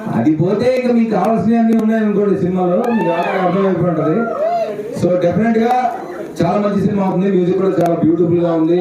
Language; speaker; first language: Telugu; native; Telugu